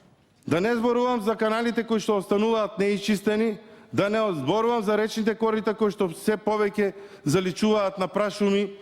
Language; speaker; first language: Macedonian; native; Macedonian